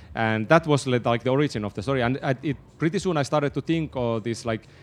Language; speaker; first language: English; non-native, fluent; Finnish